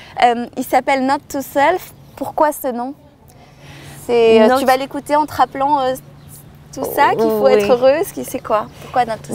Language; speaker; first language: French; native; French